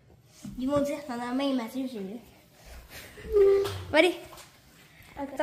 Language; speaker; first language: French; native; French